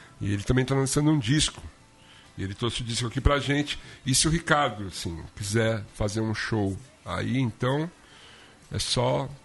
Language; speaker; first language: Portuguese; native; Portuguese